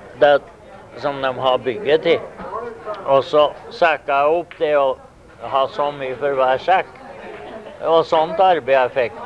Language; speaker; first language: Norwegian; early bilingual, heritage; Norwegian